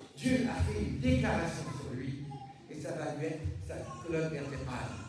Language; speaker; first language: French; native; French